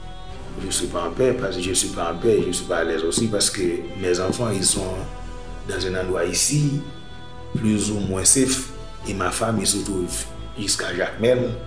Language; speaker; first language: French; non-native, local second language; Haitian Creole